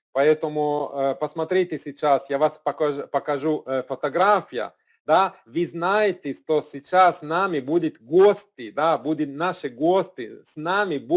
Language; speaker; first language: Russian; non-native, learner; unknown